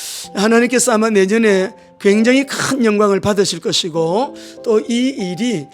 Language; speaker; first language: Korean; native; Korean